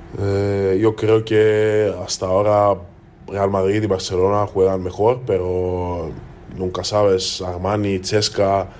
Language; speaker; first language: Spanish; non-native, learner; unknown